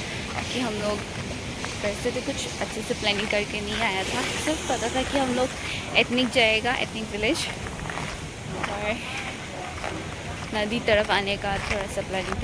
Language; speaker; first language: Hindi; non-native, local second language; Assamese